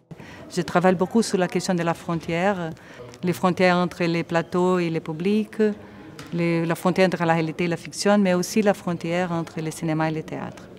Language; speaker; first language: French; non-native, fluent; Portuguese